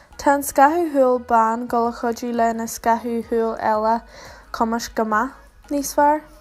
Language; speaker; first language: Irish; non-native, local second language; English